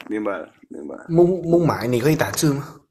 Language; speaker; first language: Chinese; non-native, learner; Vietnamese